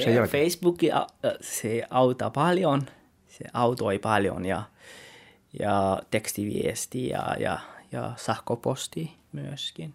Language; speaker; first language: Finnish; non-native, learner; Tswana